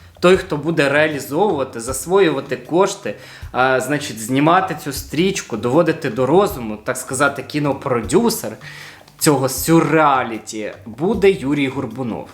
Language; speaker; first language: Ukrainian; non-native, local second language; Russian